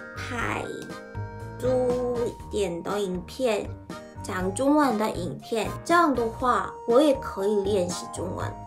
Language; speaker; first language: Chinese; non-native, fluent; Korean